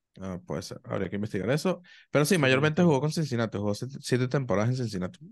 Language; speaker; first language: Spanish; native; Spanish